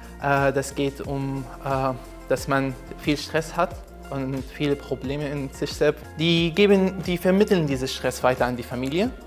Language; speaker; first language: German; non-native, fluent; Arabic